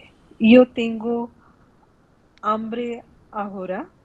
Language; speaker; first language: Spanish; non-native, learner; Bangla